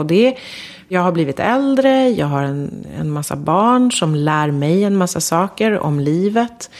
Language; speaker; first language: Swedish; early bilingual, other home language; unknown